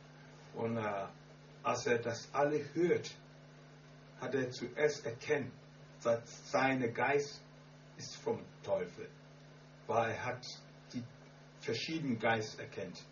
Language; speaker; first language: German; non-native, learner; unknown